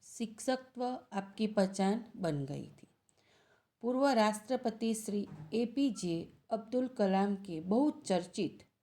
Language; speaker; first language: Hindi; non-native, local second language; Gujarati